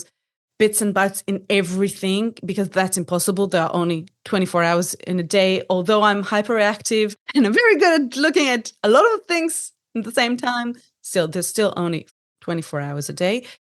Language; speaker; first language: English; non-native, fluent; Hebrew